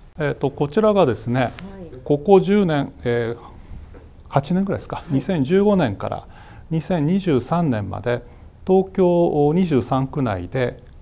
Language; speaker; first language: Japanese; native; Japanese